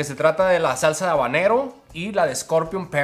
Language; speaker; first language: Spanish; native; Spanish